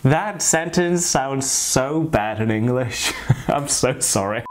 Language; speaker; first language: English; non-native, fluent; German